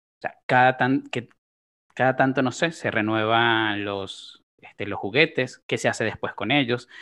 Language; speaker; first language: Spanish; native; Spanish